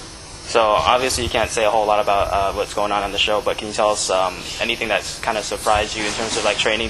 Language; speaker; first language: English; native; English